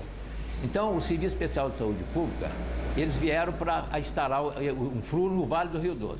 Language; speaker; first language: Portuguese; native; Portuguese